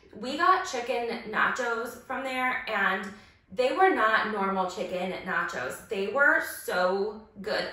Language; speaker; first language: English; native; English